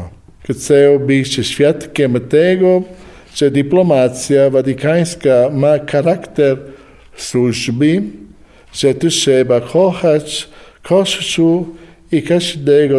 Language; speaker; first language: Polish; non-native, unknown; Italian